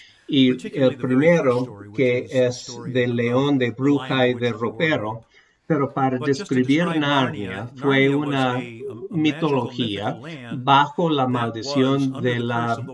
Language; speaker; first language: Spanish; non-native, fluent; English